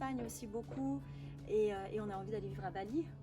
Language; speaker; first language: French; native; French